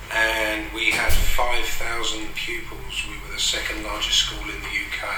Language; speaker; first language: English; native; English